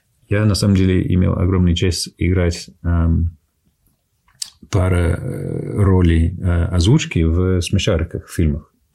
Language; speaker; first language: Russian; non-native, fluent; English